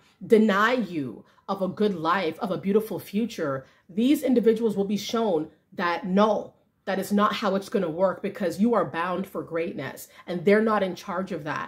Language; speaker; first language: English; native; English